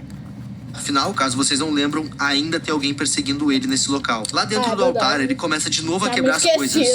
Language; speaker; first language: Portuguese; native; Portuguese